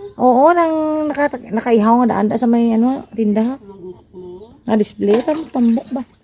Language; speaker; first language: Filipino; native; Filipino